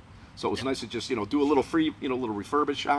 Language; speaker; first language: English; native; English